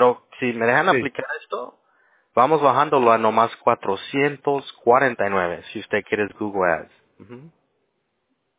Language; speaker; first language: Spanish; early bilingual, heritage; Spanish